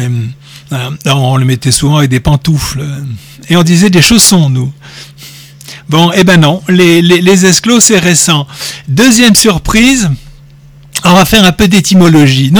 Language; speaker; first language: French; native; French